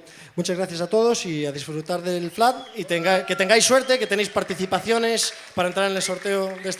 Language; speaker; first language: Spanish; native; Spanish